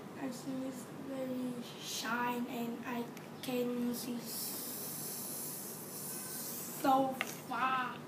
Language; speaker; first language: English; non-native, learner; Vietnamese